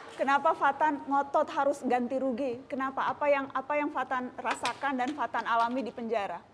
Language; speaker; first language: Indonesian; native; Indonesian